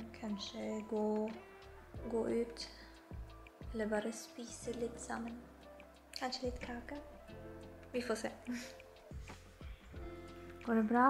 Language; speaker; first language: Norwegian; non-native, learner; Filipino